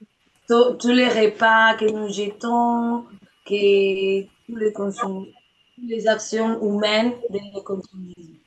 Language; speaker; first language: French; non-native, learner; Spanish